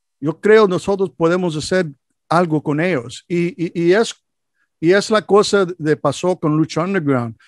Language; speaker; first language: Spanish; non-native, learner; English